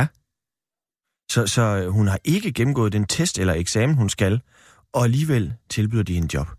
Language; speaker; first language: Danish; native; Danish